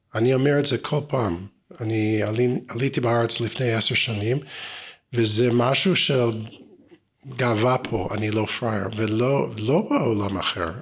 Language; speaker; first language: Hebrew; non-native, fluent; English